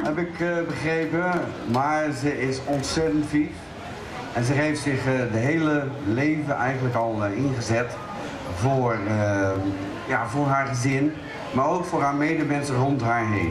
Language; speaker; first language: Dutch; native; Dutch